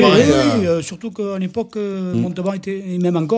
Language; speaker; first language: French; native; French